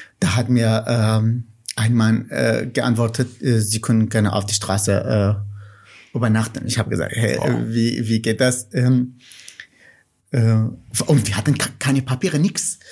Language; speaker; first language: German; non-native, fluent; Kurdish